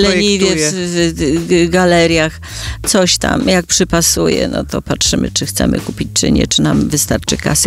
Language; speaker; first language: Polish; native; Polish